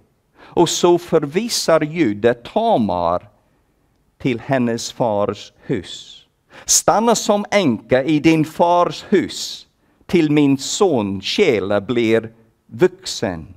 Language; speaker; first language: Swedish; non-native, fluent; English